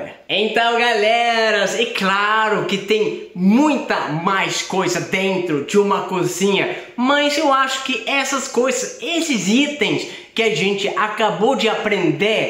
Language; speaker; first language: Portuguese; non-native, fluent; Swedish